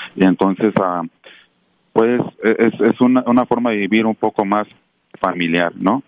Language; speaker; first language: Spanish; native; Spanish